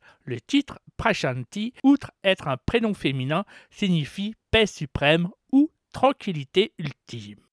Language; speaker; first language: French; native; French